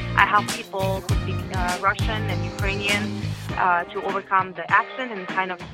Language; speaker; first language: English; non-native, fluent; Russian